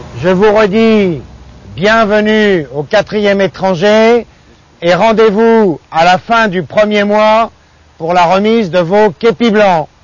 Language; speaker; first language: French; native; French